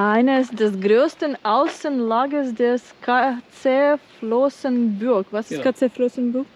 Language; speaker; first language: German; non-native, learner; Ukrainian